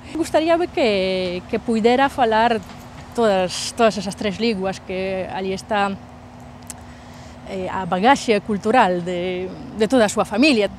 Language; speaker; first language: Galician; non-native, fluent; Polish